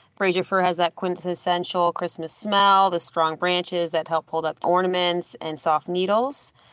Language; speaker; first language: English; native; English